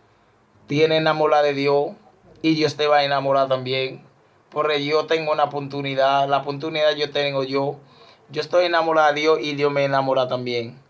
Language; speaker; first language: Spanish; non-native, learner; Haitian Creole